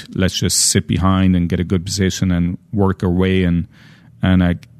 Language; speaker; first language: English; native; English